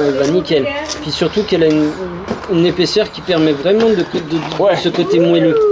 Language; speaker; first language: French; native; French